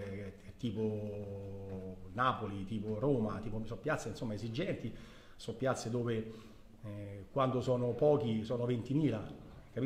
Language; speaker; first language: Italian; native; Italian